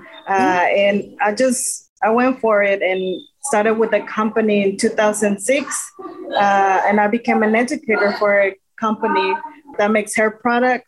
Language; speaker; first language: English; non-native, fluent; Spanish